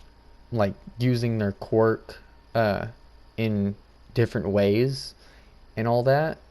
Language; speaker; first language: English; native; English